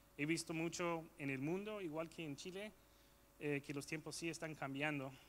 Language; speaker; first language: Spanish; non-native, fluent; English